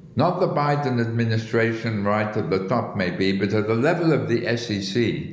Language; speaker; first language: English; early bilingual, other home language; Arabic